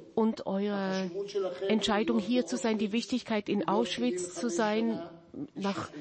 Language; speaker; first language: German; non-native, fluent; Hebrew